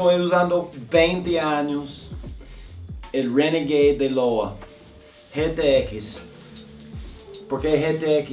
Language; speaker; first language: Spanish; non-native, fluent; English